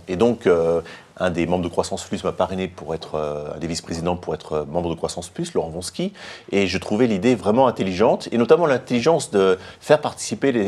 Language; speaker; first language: French; native; French